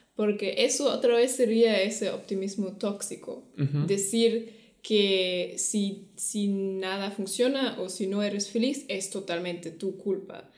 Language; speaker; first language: Spanish; non-native, fluent; German